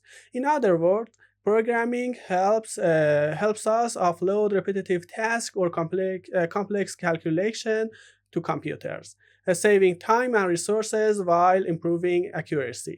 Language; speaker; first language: English; non-native, fluent; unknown